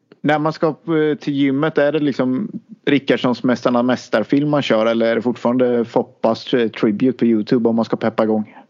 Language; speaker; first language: Swedish; native; Swedish